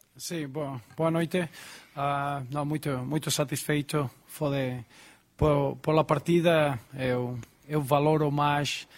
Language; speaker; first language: Portuguese; non-native, learner; Spanish